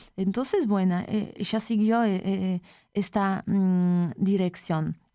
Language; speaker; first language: Spanish; non-native, fluent; Polish